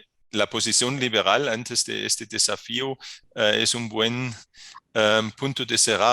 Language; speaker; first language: Spanish; non-native, fluent; German